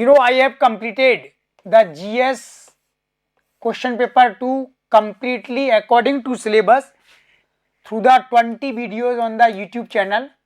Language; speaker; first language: English; non-native, local second language; Hindi